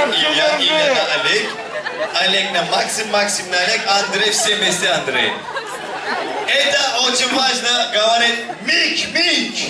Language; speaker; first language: Russian; non-native, learner; Turkish